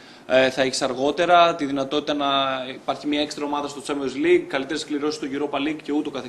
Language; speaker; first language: Greek; native; Greek